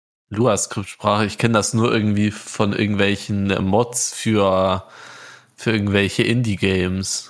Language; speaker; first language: German; native; German